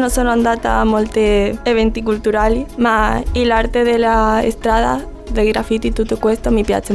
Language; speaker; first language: Italian; non-native, learner; Spanish